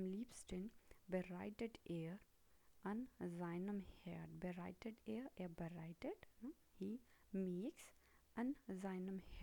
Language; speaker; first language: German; non-native, fluent; Hindi